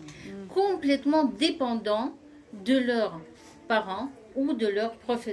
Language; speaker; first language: French; non-native, fluent; Russian